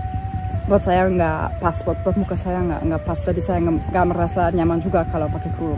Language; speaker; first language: Indonesian; non-native, fluent; German